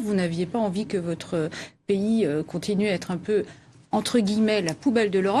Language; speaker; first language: French; native; French